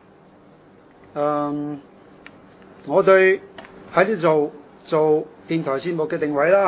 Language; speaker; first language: Chinese; non-native, local second language; Cantonese